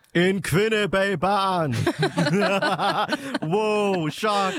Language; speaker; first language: Danish; early bilingual, other home language; Arabic